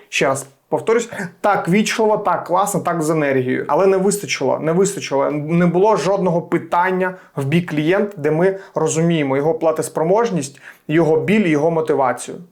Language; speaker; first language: Ukrainian; native; Ukrainian